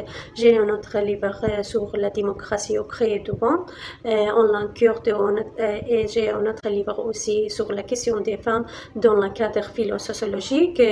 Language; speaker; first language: French; non-native, fluent; Kurdish